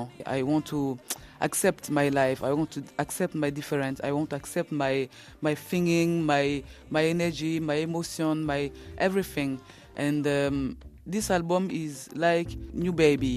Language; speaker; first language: English; non-native, learner; French